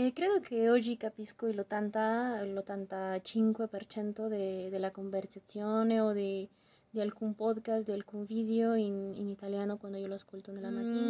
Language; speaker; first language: Italian; non-native, learner; Spanish